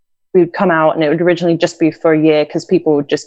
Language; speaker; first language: English; native; English